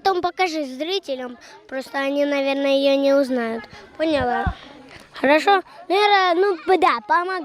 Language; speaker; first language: Russian; early bilingual, heritage; Russian